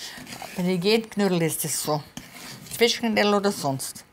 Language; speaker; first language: German; native; German